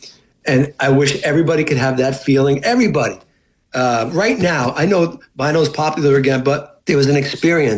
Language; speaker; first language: English; native; English